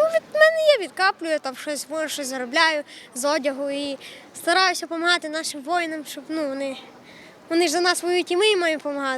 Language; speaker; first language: Ukrainian; native; Ukrainian